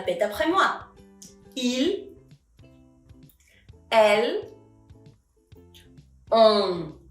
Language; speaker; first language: French; non-native, fluent; Spanish